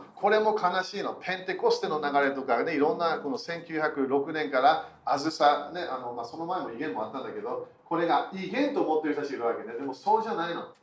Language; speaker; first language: Japanese; non-native, fluent; English